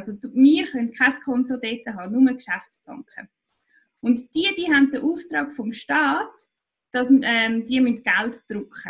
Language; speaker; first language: German; native; German